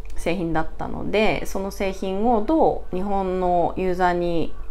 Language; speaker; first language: Japanese; native; Japanese